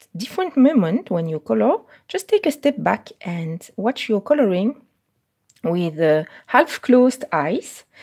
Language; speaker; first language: English; non-native, fluent; French